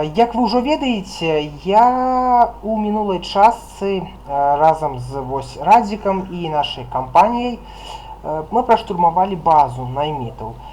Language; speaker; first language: Belarusian; non-native, local second language; Russian